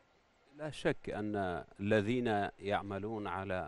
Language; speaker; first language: Arabic; non-native, fluent; Persian